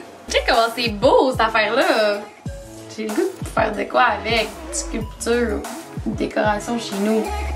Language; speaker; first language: French; native; French